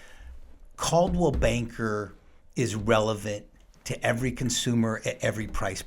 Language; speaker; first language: English; native; English